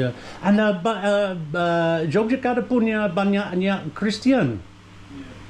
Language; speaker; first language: Indonesian; non-native, learner; English